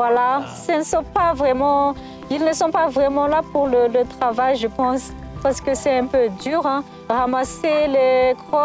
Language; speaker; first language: French; non-native, local second language; Malagasy